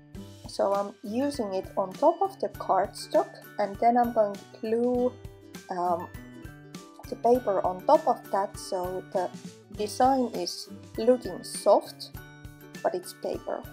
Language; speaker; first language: English; non-native, fluent; Finnish